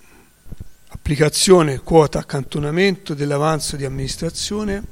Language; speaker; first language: Italian; native; Italian